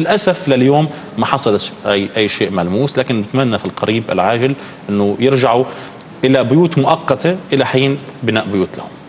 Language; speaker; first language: Arabic; native; Arabic